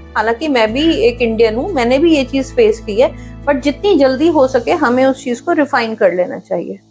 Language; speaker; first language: Hindi; native; Hindi